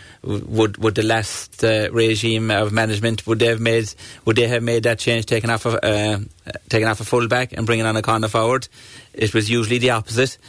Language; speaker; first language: English; native; English